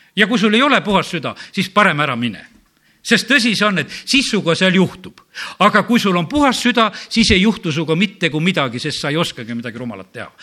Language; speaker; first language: Estonian; native; Estonian